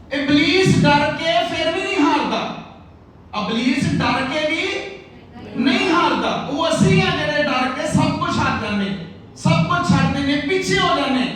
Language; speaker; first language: Urdu; non-native, local second language; Punjabi